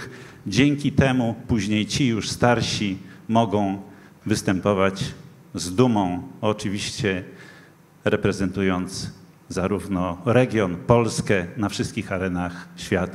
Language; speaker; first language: Polish; native; Polish